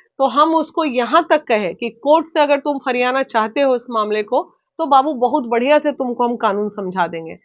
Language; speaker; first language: Hindi; native; Hindi